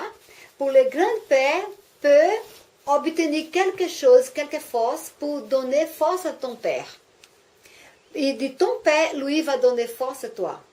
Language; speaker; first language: French; non-native, learner; Portuguese